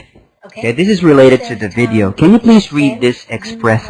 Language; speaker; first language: English; non-native, fluent; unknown